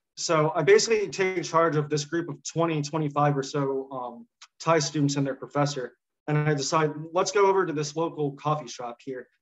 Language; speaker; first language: English; native; English